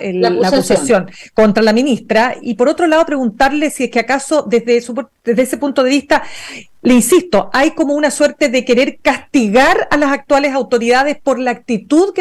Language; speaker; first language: Spanish; native; Spanish